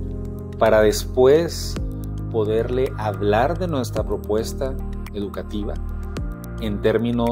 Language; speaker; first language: Spanish; native; Spanish